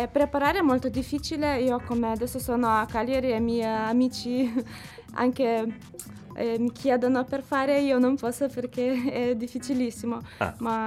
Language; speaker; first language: Italian; non-native, learner; Lithuanian